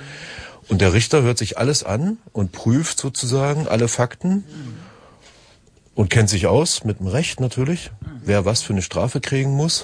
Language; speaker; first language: German; native; German